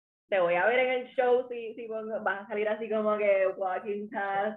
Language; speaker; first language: Spanish; early bilingual, heritage; Spanish